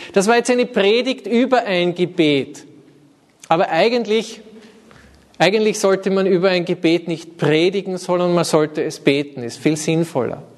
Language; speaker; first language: German; native; German